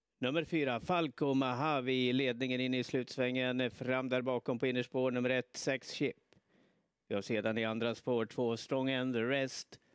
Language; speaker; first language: Swedish; native; Swedish